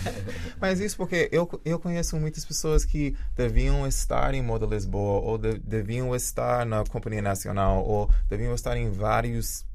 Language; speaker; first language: Portuguese; early bilingual, other home language; Jamaican Creole English